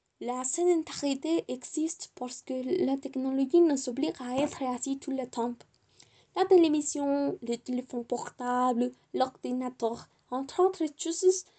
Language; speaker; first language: French; non-native, learner; Spanish